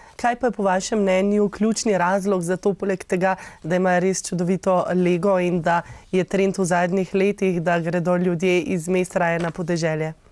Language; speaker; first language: Slovenian; native; Slovenian